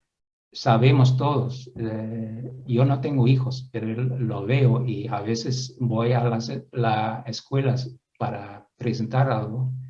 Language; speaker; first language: Spanish; non-native, fluent; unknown